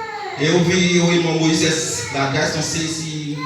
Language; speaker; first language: Portuguese; non-native, learner; Haitian Creole